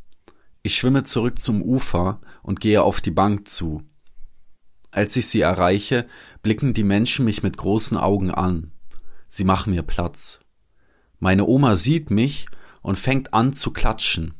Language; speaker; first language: German; native; German